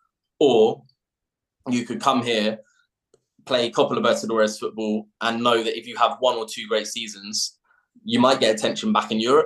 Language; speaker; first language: English; native; English